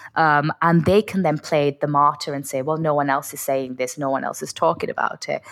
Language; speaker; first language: English; native; English